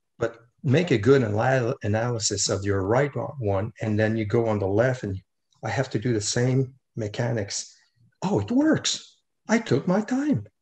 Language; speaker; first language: English; non-native, fluent; French